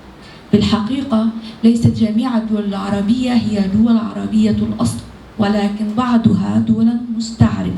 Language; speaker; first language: Arabic; non-native, fluent; Indonesian